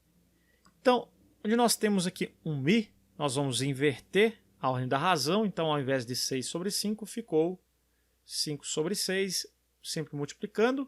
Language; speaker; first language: Portuguese; native; Portuguese